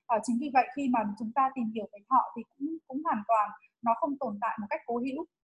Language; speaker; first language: Vietnamese; native; Vietnamese